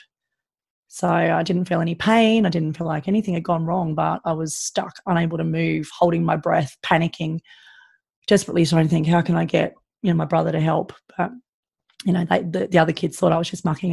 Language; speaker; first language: English; native; English